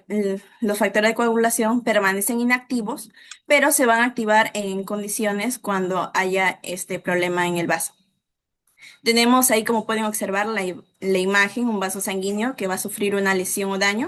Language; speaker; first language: Spanish; native; Spanish